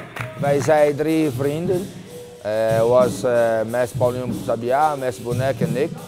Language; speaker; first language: Dutch; non-native, fluent; Portuguese